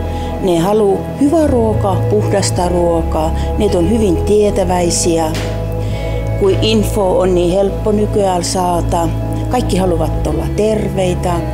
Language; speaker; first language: Finnish; non-native, fluent; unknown